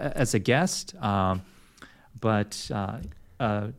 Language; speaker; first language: English; native; English